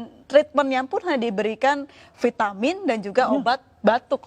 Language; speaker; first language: Indonesian; native; Indonesian